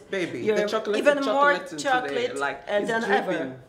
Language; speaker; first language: English; non-native, learner; Polish